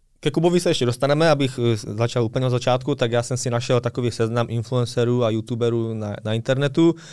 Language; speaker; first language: Czech; early bilingual, other home language; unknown